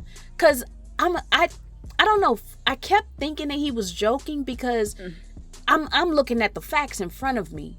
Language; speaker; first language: English; native; English